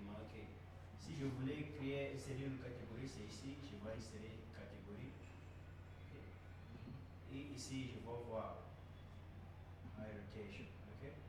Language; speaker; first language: French; non-native, learner; Portuguese